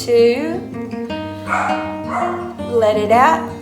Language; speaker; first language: English; native; English